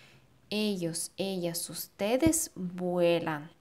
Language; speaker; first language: Spanish; non-native, fluent; Russian